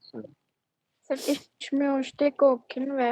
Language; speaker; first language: German; non-native, learner; Hindi